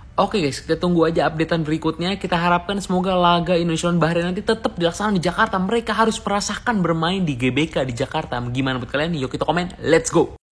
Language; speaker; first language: Indonesian; native; Indonesian